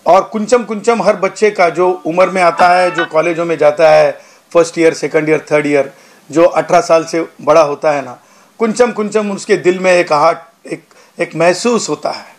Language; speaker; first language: Hindi; non-native, local second language; Marathi